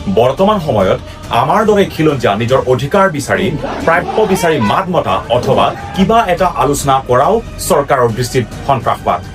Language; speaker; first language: Assamese; non-native, local second language; Karbi